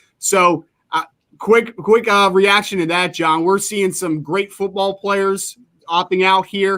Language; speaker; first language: English; native; English